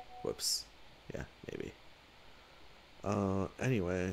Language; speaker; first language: English; native; English